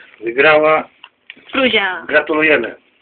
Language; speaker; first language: Polish; native; Polish